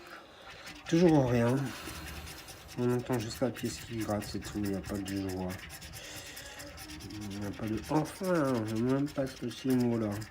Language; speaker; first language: French; native; French